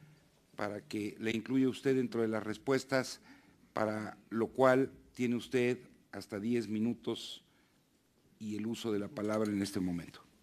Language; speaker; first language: Spanish; native; Spanish